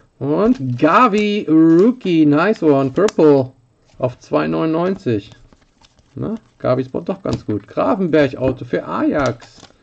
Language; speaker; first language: German; native; German